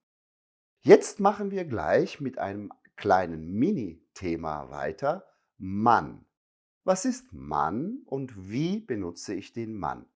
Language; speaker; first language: German; native; German